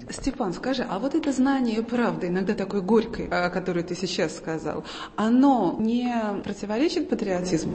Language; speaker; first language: Russian; native; Russian